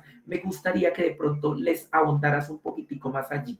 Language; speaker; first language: Spanish; native; Spanish